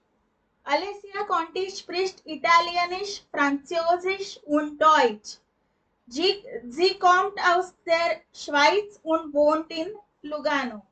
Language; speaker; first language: German; non-native, fluent; Hindi